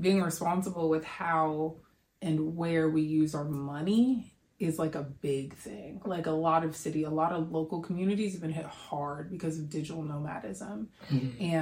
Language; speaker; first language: English; native; English